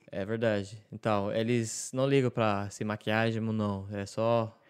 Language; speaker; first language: Portuguese; non-native, learner; English